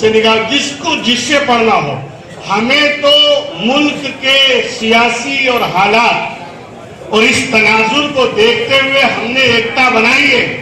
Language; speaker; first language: Urdu; non-native, local second language; Gujarati